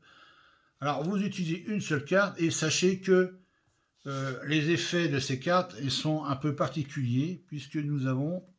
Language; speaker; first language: French; native; French